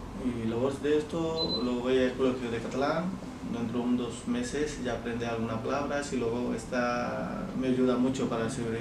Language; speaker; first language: Spanish; non-native, learner; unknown